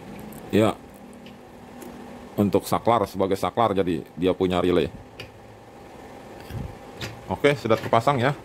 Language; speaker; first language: Indonesian; native; Indonesian